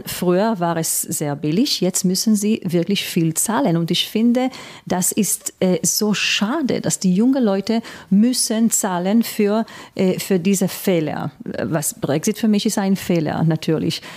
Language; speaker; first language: German; non-native, fluent; Hebrew